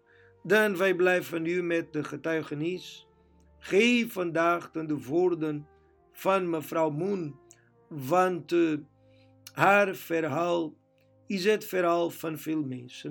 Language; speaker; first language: Dutch; non-native, fluent; Portuguese